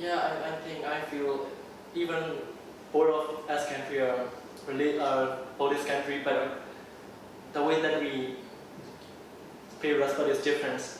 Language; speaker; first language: English; non-native, learner; Burmese